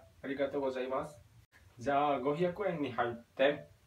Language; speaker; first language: Japanese; non-native, fluent; Indonesian